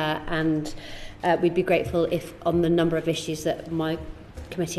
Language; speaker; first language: English; native; English